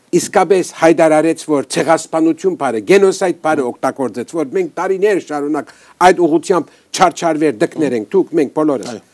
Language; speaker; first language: Armenian; early bilingual, heritage; Armenian